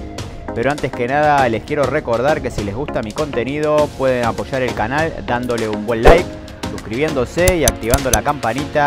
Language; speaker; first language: Spanish; native; Spanish